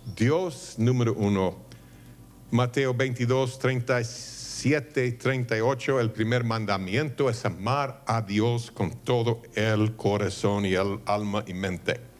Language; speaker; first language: Spanish; non-native, fluent; English